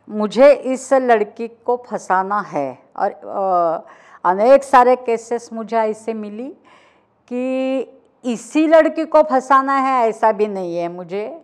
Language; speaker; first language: Hindi; non-native, local second language; Marathi